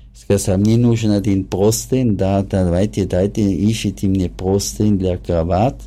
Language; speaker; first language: Ukrainian; non-native, learner; German